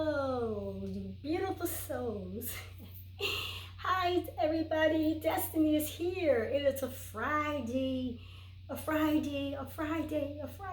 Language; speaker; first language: English; native; English